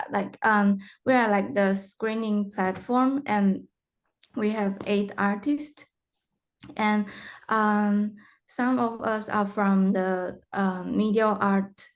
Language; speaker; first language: English; non-native, fluent; Chinese